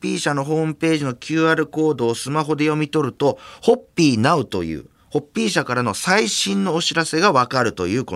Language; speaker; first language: Japanese; native; Japanese